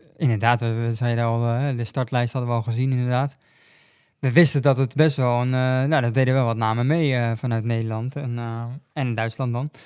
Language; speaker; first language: Dutch; native; Dutch